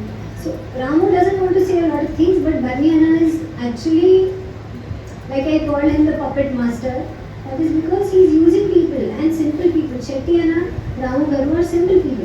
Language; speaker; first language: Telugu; non-native, learner; Hindi